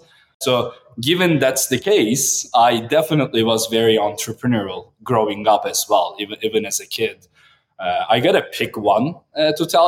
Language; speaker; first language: English; non-native, fluent; Turkish